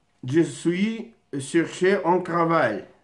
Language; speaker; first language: French; non-native, learner; Portuguese